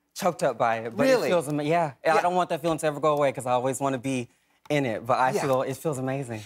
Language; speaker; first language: English; native; English